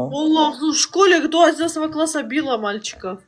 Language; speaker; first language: Russian; non-native, local second language; Azerbaijani